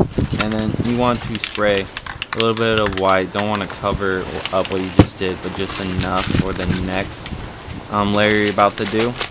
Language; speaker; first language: English; native; English